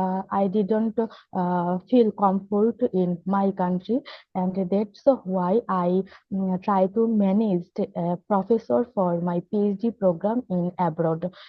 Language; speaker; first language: English; non-native, learner; Bangla